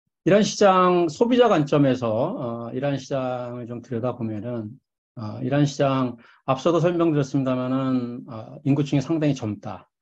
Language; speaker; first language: Korean; native; Korean